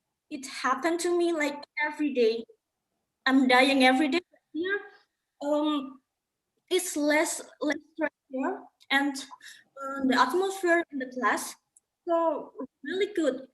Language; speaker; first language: English; non-native, learner; Indonesian